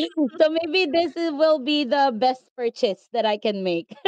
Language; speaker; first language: English; non-native, local second language; Filipino